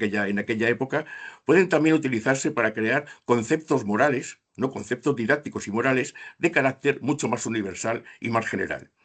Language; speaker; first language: Spanish; native; Spanish